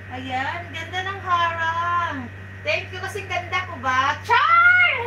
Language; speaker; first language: Filipino; native; Filipino